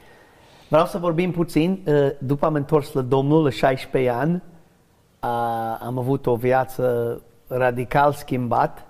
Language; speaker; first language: Romanian; non-native, learner; English